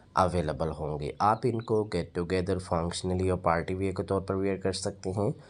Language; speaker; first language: Urdu; native; Urdu